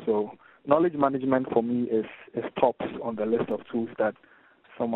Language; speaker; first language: English; non-native, local second language; Akan